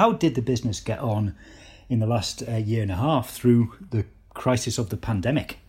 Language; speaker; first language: English; native; English